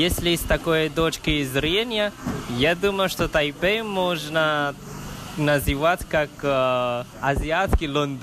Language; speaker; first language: Russian; non-native, fluent; Chinese